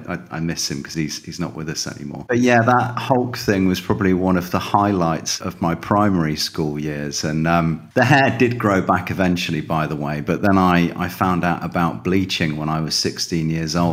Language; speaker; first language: English; native; English